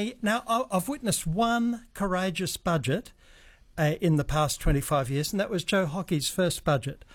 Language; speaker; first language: English; native; English